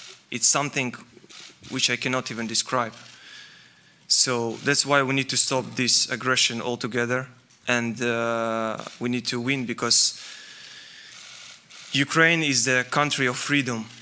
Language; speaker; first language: English; non-native, fluent; Ukrainian